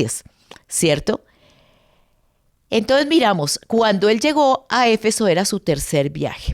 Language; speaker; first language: Spanish; native; Spanish